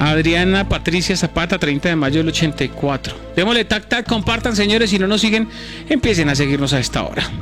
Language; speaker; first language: Spanish; native; Spanish